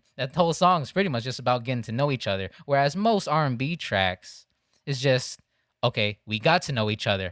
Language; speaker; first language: English; native; English